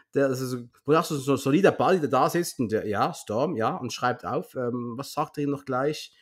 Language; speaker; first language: German; native; German